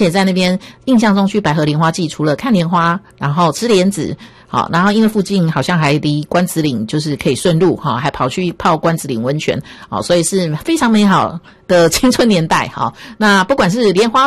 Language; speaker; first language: Chinese; native; Chinese